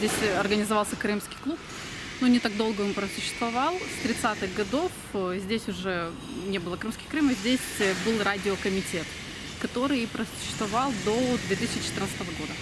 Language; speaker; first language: Russian; native; Russian